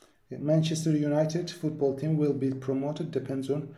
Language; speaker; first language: English; non-native, fluent; Azerbaijani